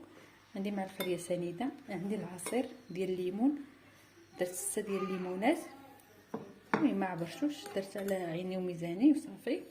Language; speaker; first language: Arabic; native; Arabic